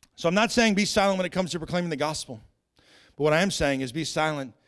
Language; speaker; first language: English; native; English